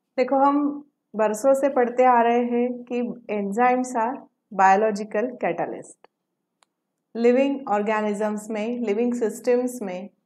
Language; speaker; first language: Hindi; non-native, local second language; Marathi